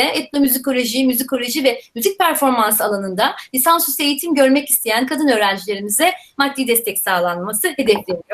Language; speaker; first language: Turkish; native; Turkish